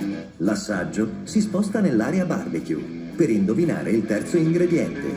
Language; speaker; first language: Italian; native; Italian